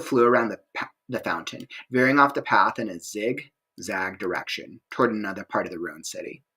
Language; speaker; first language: English; native; English